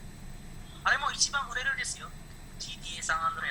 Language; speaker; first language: Japanese; non-native, learner; Indonesian